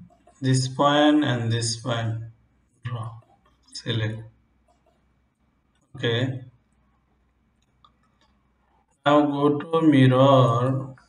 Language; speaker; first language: English; non-native, local second language; Bangla